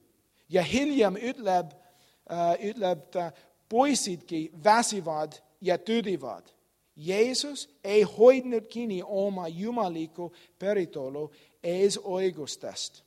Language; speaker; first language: Estonian; non-native, learner; English